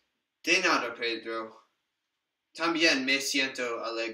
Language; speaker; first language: Spanish; non-native, learner; English